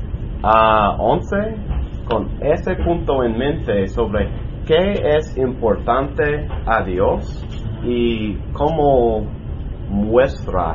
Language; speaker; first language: Spanish; non-native, learner; English